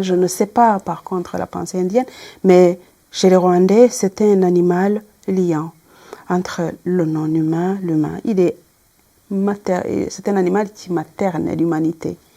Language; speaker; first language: French; non-native, local second language; Kinyarwanda